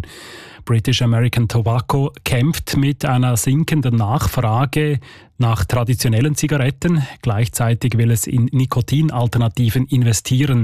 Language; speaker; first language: German; native; German